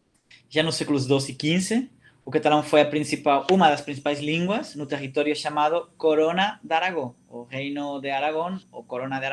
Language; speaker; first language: Portuguese; non-native, fluent; Catalan